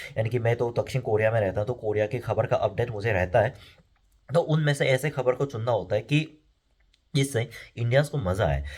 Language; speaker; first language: Hindi; non-native, fluent; Korean